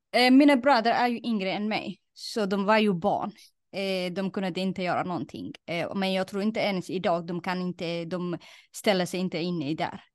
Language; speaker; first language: Swedish; non-native, fluent; Somali